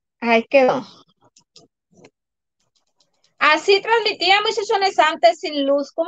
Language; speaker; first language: Spanish; native; Spanish